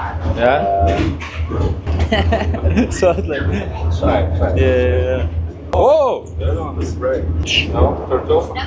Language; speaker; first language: English; non-native, fluent; Lithuanian